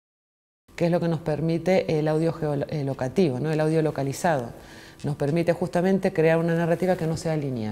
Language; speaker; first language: Spanish; native; Spanish